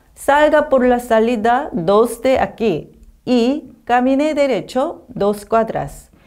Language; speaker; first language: Spanish; non-native, learner; Korean